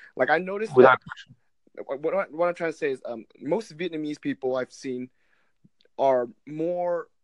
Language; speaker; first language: English; non-native, fluent; Vietnamese